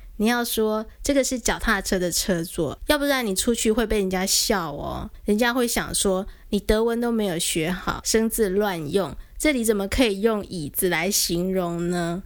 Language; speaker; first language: Chinese; native; Chinese